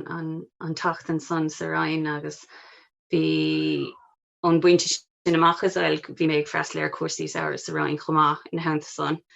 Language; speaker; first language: Irish; non-native, local second language; English